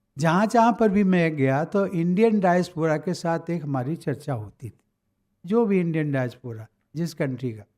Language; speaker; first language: Hindi; native; Hindi